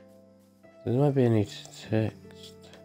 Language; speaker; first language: English; native; English